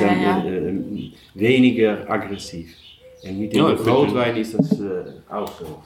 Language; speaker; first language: German; non-native, learner; Dutch